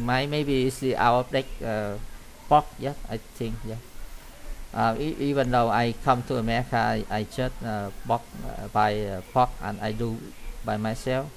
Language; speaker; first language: English; non-native, learner; Vietnamese